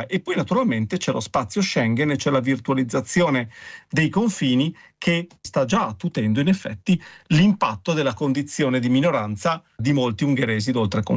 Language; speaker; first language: Italian; native; Italian